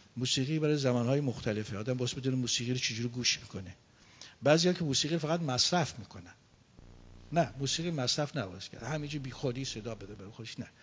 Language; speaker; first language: Persian; native; Persian